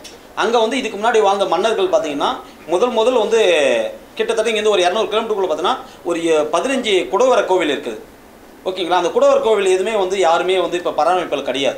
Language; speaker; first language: Tamil; native; Tamil